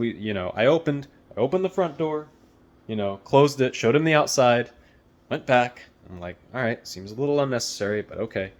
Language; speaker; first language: English; native; English